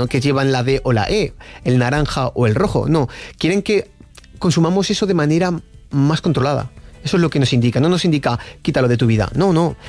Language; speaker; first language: Spanish; native; Spanish